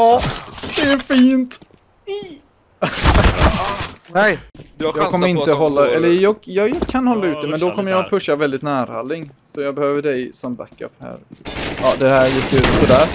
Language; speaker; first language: Swedish; native; Swedish